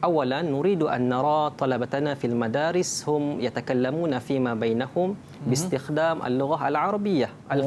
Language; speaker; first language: Arabic; non-native, fluent; Malay